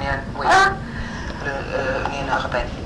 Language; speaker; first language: French; non-native, fluent; Finnish